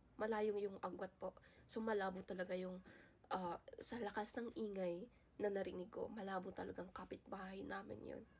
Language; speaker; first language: Filipino; native; Filipino